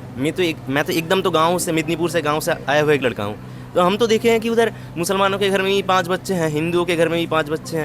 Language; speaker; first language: Hindi; non-native, local second language; Bangla